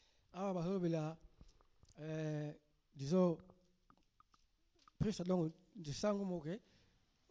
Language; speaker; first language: German; non-native, learner; Lingala